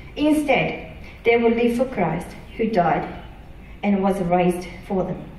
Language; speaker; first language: English; non-native, fluent; Japanese